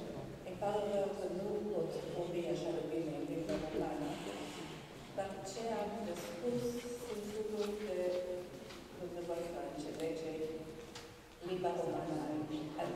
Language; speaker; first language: Romanian; non-native, learner; Hebrew